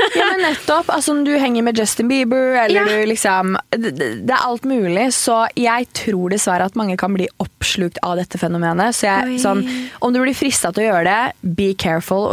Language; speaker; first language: Norwegian; native; Norwegian